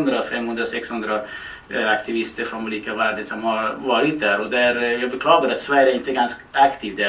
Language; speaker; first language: Swedish; non-native, fluent; Baluchi